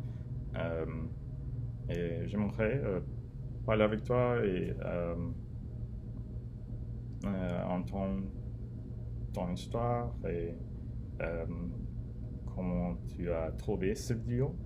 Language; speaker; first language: French; non-native, learner; English